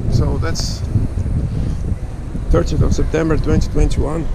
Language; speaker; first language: English; non-native, fluent; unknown